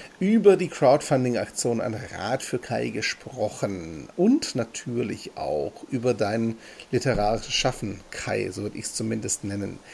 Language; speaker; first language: German; native; German